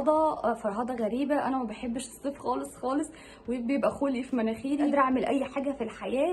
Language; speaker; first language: Arabic; native; Arabic